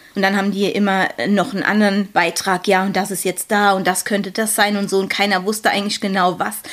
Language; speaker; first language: German; native; German